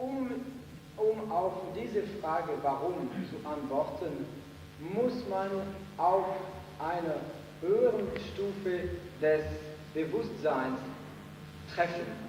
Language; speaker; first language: German; non-native, fluent; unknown